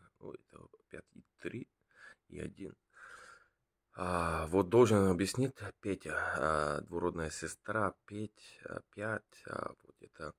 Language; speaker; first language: Russian; non-native, learner; Bulgarian